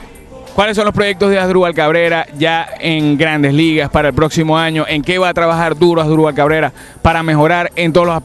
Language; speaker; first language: Spanish; native; Spanish